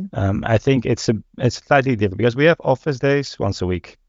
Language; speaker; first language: English; non-native, fluent; Dutch